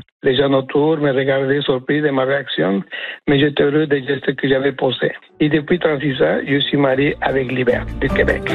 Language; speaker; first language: French; non-native, fluent; Spanish